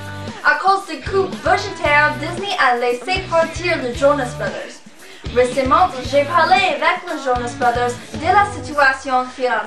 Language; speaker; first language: French; non-native, learner; English